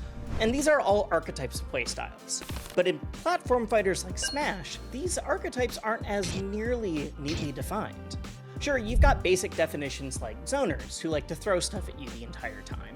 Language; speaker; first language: English; native; English